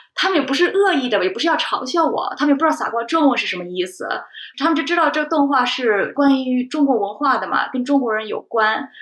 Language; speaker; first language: Chinese; early bilingual, heritage; Chinese